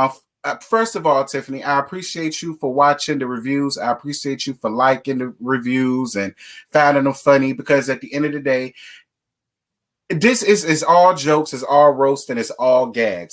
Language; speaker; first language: English; native; English